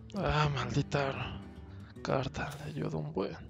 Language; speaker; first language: Spanish; native; Spanish